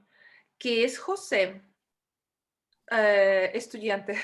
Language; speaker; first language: Spanish; non-native, fluent; Russian